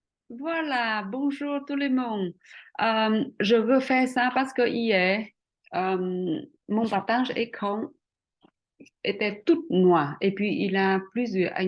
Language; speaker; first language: French; non-native, fluent; Vietnamese